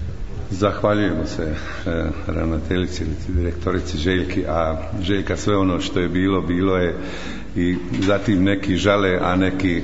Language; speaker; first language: Croatian; native; Croatian